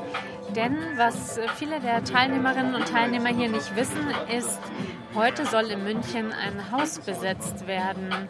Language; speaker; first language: German; native; German